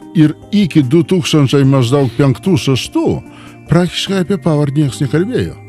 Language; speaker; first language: Lithuanian; non-native, local second language; Polish